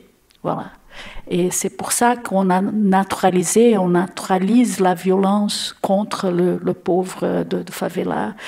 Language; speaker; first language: French; non-native, learner; Portuguese